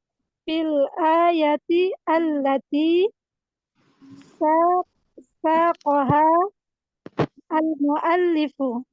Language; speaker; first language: Arabic; non-native, learner; Indonesian